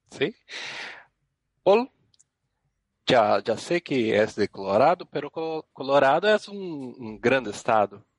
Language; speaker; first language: Spanish; non-native, learner; Portuguese